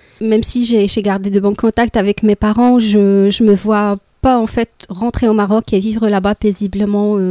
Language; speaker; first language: French; non-native, local second language; Arabic